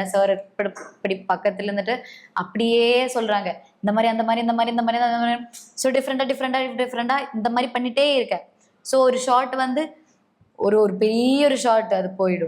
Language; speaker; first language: Tamil; non-native, learner; Malayalam